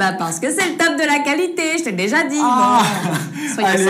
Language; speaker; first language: French; native; French